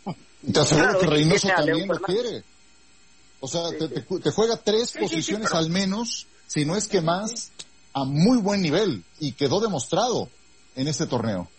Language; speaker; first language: Spanish; native; Spanish